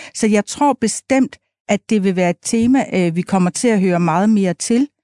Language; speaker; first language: Danish; native; Danish